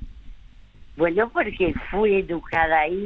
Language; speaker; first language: Spanish; early bilingual, other home language; French